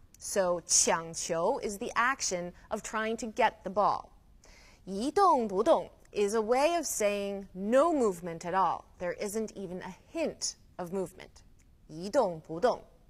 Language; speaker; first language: English; native; English